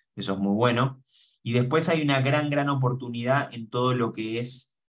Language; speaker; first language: Spanish; native; Spanish